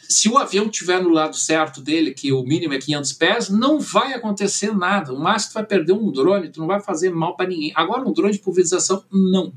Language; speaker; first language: Portuguese; early bilingual, other home language; German